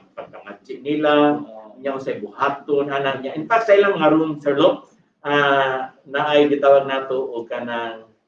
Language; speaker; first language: Cebuano; native; Cebuano